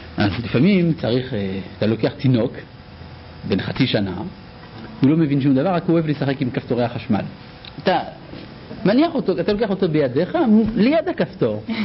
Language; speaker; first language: Hebrew; native; Hebrew